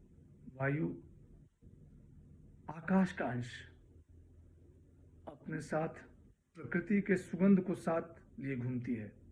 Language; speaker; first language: Hindi; native; Hindi